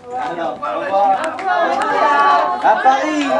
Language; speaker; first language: French; non-native, fluent; English